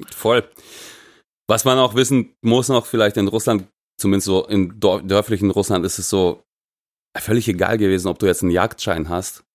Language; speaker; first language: German; non-native, fluent; Russian